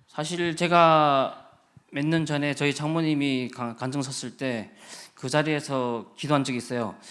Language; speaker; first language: Korean; native; Korean